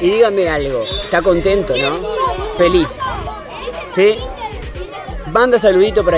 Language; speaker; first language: Spanish; native; Spanish